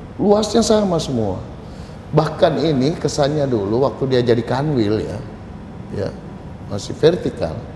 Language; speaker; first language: Indonesian; native; Indonesian